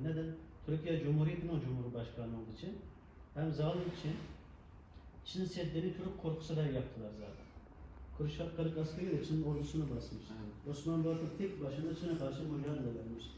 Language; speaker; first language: Turkish; non-native, learner; Uyghur